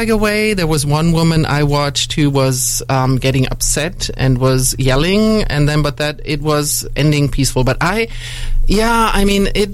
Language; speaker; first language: English; non-native, fluent; German